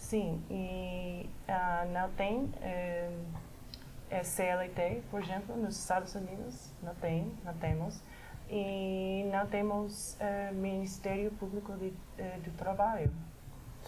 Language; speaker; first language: Portuguese; non-native, fluent; English